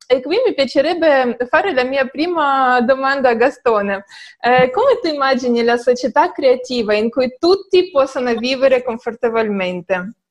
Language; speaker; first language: Italian; non-native, fluent; Russian